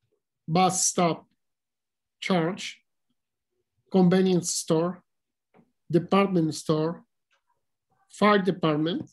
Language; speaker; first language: English; non-native, learner; Spanish